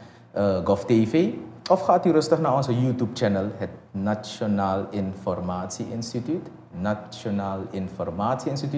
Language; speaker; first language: Dutch; native; Dutch